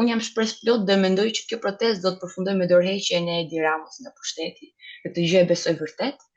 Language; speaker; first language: Albanian; native; Albanian